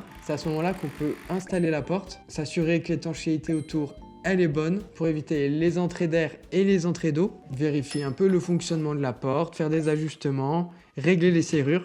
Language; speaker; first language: French; native; French